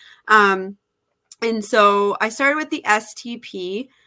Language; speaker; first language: English; native; English